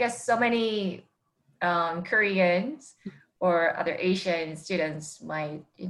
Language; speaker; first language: English; non-native, fluent; Korean